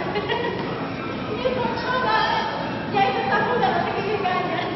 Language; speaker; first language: Polish; non-native, learner; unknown